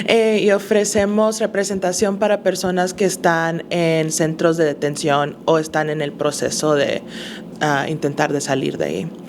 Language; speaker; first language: Spanish; early bilingual, other home language; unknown